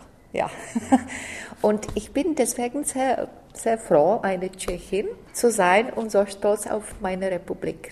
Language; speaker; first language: German; non-native, fluent; Czech